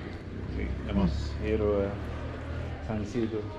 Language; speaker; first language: Spanish; non-native, learner; English